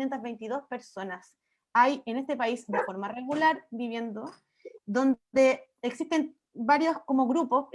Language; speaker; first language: Spanish; native; Spanish